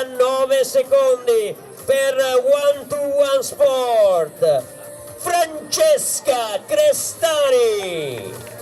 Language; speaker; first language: Italian; native; Italian